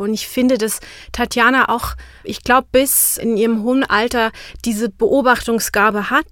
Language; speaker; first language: German; non-native, fluent; Czech